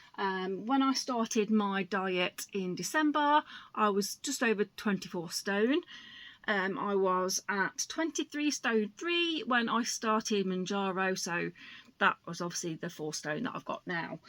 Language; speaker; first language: English; native; English